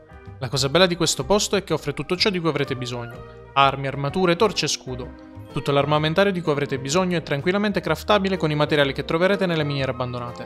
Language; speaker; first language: Italian; native; Italian